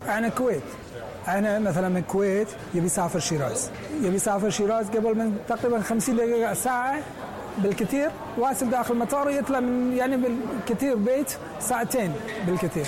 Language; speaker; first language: Arabic; non-native, learner; Persian